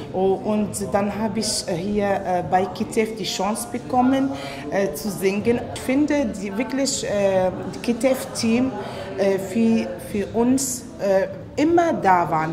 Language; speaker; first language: German; non-native, learner; Arabic